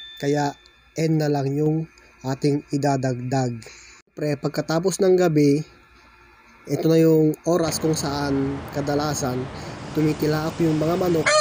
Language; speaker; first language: Filipino; non-native, local second language; Iloko